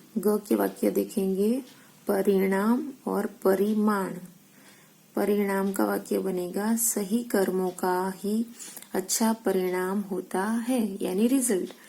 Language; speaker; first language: Hindi; non-native, local second language; Gujarati